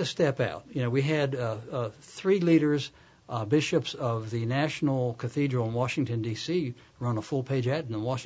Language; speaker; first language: English; native; English